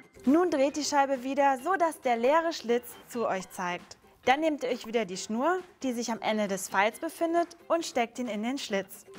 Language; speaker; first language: German; native; German